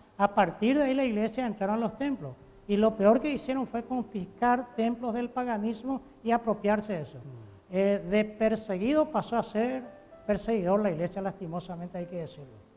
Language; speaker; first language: Spanish; non-native, local second language; Guarani